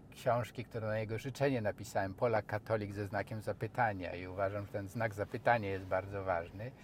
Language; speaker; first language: Polish; native; Polish